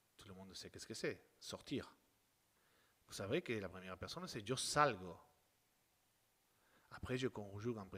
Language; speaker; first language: French; non-native, fluent; Spanish